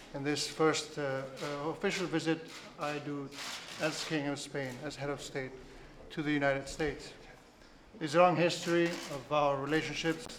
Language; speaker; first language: English; non-native, fluent; Spanish